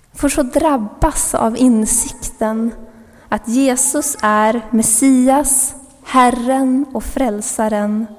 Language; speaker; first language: Swedish; native; Swedish